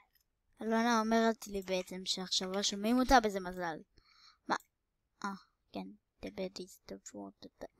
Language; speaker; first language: Hebrew; native; Hebrew